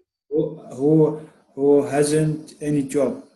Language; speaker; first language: English; non-native, learner; Arabic